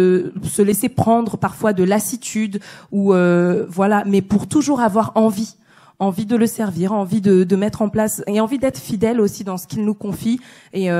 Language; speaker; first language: French; native; French